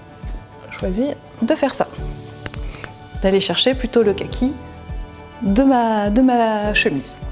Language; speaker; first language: French; native; French